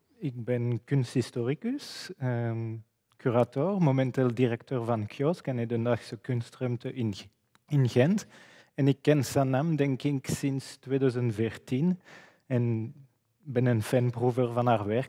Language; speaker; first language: Dutch; non-native, fluent; French